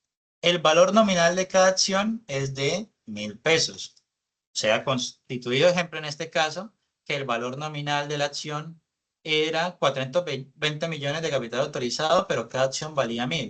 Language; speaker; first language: Spanish; native; Spanish